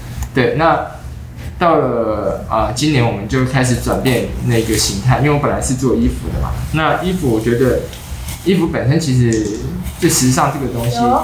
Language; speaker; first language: Chinese; native; Chinese